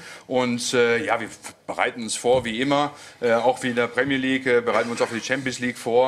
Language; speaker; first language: German; native; German